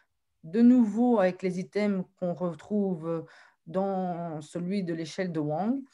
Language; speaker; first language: French; native; French